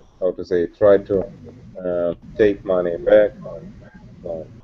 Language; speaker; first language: English; non-native, learner; Russian